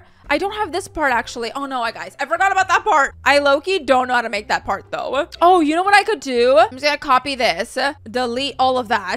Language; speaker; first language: English; native; English